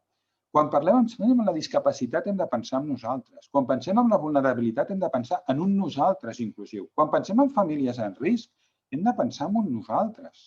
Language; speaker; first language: Catalan; native; Catalan